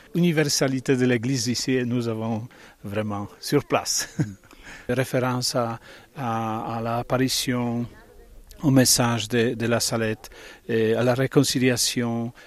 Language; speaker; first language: French; non-native, fluent; Italian